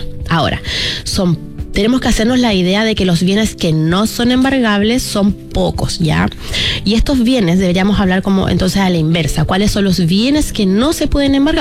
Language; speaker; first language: Spanish; native; Spanish